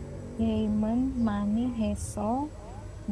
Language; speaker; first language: Korean; non-native, learner; Indonesian